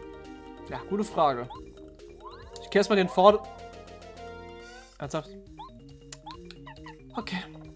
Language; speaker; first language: German; native; German